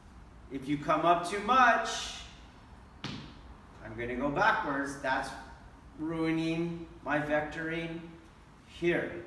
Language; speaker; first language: English; native; English